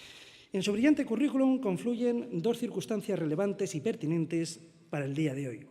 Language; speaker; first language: Spanish; native; Spanish